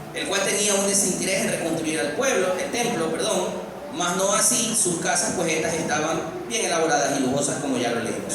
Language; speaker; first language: Spanish; native; Spanish